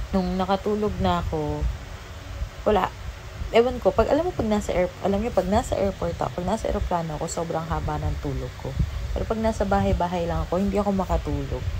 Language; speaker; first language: Filipino; native; Filipino